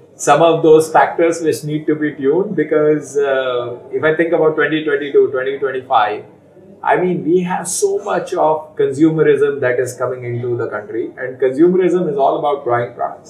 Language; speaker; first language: English; non-native, local second language; Hindi